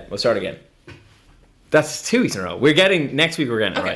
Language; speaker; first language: English; native; English